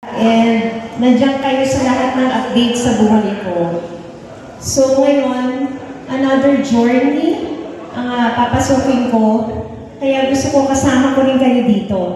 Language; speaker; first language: Filipino; native; Filipino